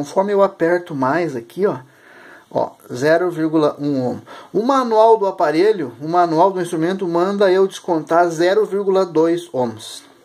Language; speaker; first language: Portuguese; native; Portuguese